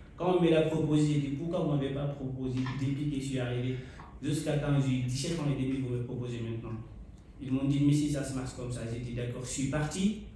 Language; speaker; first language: French; non-native, local second language; Fula